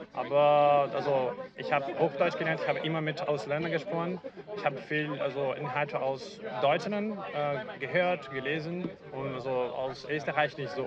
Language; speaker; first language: German; non-native, fluent; Portuguese